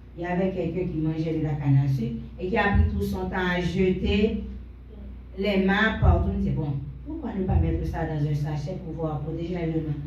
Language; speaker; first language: French; non-native, local second language; Haitian Creole